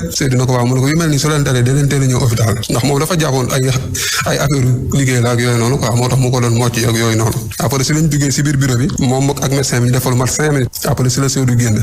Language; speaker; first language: Wolof; native; Wolof